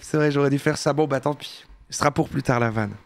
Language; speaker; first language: French; native; French